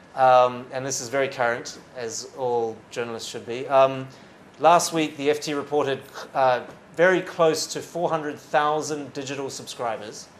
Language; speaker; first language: English; native; English